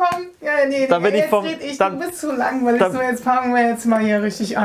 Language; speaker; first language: German; native; German